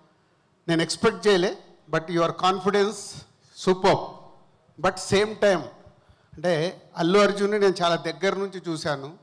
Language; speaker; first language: Telugu; native; Telugu